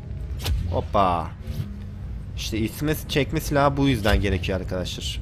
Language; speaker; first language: Turkish; native; Turkish